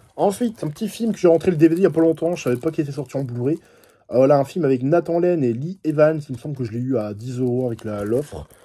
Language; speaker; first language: French; native; French